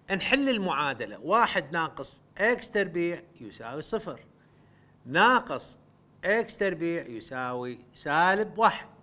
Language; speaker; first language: Arabic; non-native, local second language; Central Kurdish